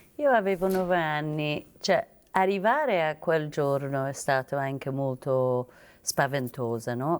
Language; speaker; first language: Italian; non-native, fluent; Persian